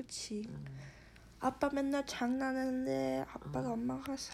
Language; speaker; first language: Korean; early bilingual, heritage; Korean